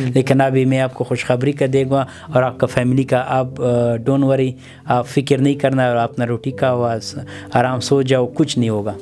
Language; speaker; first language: Hindi; non-native, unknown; Pashto